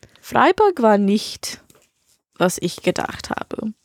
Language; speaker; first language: German; non-native, learner; English